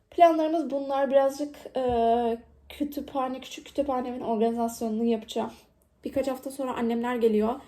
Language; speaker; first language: Turkish; native; Turkish